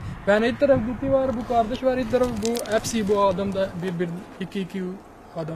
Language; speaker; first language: Turkish; non-native, learner; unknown